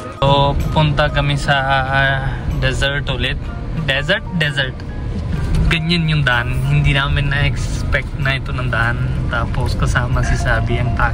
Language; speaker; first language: Filipino; non-native, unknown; Hindi